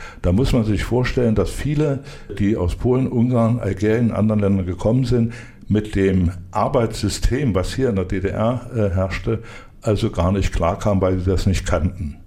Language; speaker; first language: German; native; German